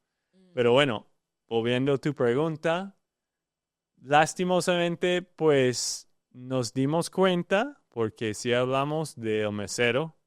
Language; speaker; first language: Spanish; non-native, learner; English